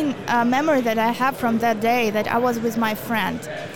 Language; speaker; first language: English; non-native, fluent; Ukrainian